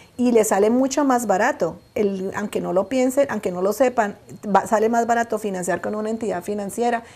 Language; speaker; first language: Spanish; native; Spanish